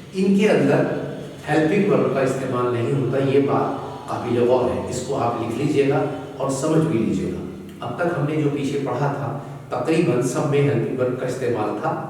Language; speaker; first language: Hindi; native; Hindi